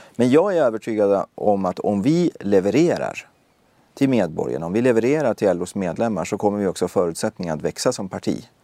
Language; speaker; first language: Swedish; early bilingual, other home language; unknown